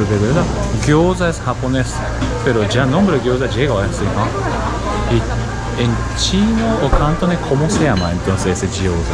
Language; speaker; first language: Spanish; non-native, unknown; Japanese